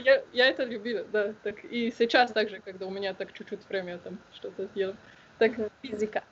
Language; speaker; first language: Russian; non-native, learner; Slovenian